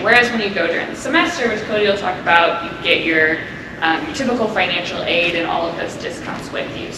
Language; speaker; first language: English; native; English